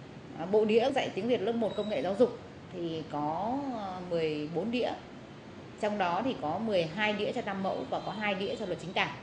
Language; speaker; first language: Vietnamese; native; Vietnamese